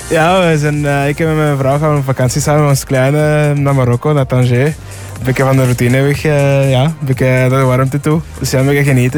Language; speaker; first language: Dutch; early bilingual, other home language; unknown